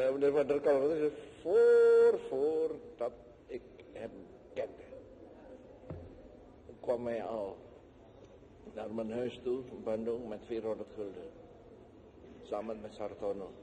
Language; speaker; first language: Dutch; non-native, fluent; Indonesian